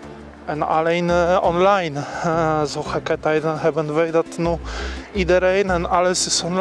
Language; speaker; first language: Dutch; non-native, learner; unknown